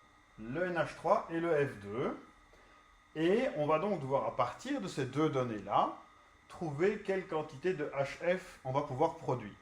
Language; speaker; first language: French; native; French